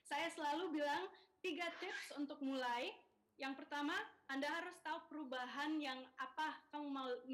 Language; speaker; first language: Indonesian; non-native, local second language; English